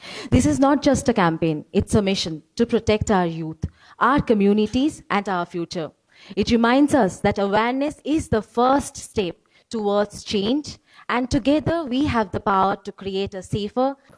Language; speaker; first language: English; non-native, local second language; Bangla